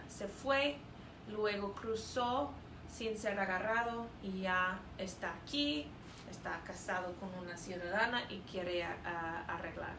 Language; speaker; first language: Spanish; non-native, fluent; English